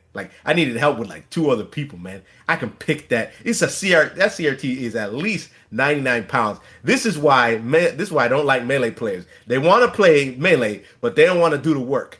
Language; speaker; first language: English; native; English